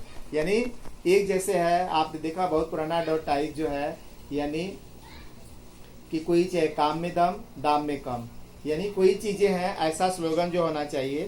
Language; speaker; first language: Hindi; native; Hindi